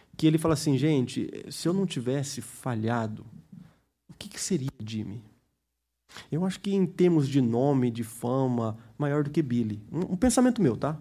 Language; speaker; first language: Portuguese; early bilingual, heritage; Portuguese